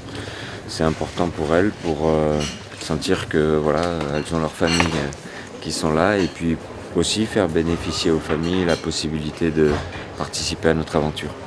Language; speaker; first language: French; native; French